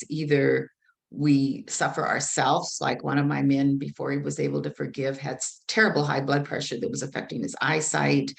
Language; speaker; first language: English; native; English